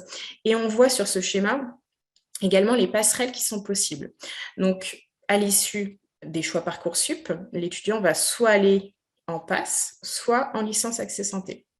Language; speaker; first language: French; native; French